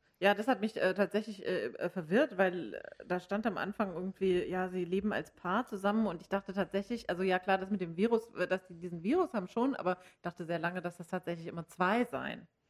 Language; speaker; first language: German; native; German